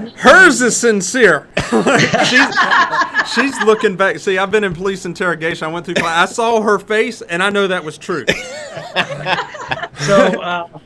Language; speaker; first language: English; native; English